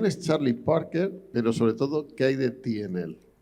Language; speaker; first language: Spanish; native; Spanish